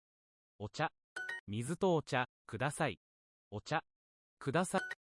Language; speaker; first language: Japanese; non-native, learner; English